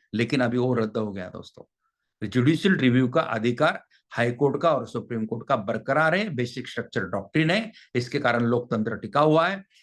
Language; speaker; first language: Hindi; non-native, local second language; Marathi